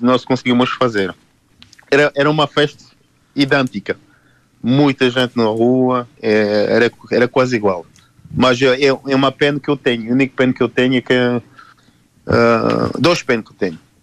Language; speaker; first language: Portuguese; non-native, learner; French